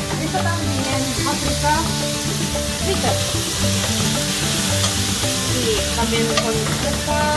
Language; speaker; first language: Spanish; non-native, learner; Korean